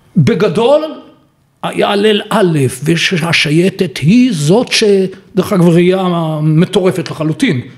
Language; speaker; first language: Hebrew; native; Hebrew